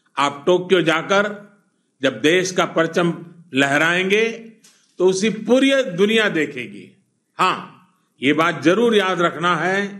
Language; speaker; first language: Hindi; non-native, local second language; Gujarati